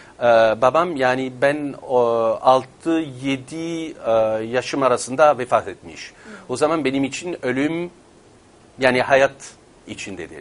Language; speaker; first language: Turkish; non-native, fluent; Italian